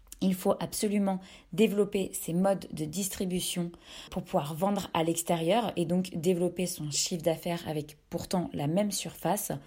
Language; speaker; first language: French; native; French